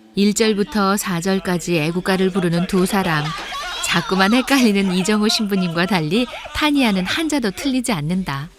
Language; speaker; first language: Korean; native; Korean